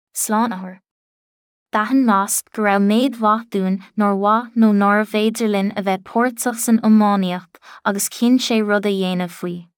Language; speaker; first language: Irish; non-native, local second language; English